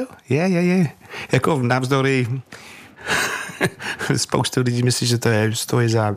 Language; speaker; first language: Czech; non-native, learner; English